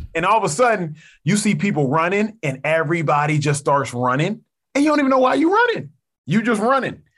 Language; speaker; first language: English; early bilingual, other home language; Yoruba